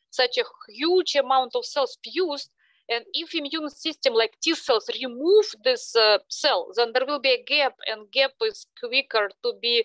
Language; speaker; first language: English; non-native, fluent; Russian